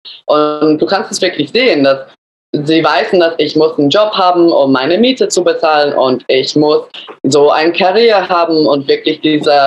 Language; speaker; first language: German; early bilingual, other home language; English